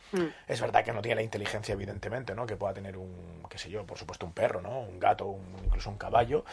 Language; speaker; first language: Spanish; native; Spanish